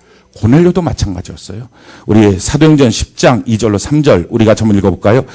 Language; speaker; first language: Korean; native; Korean